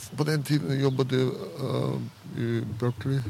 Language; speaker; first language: Swedish; non-native, fluent; German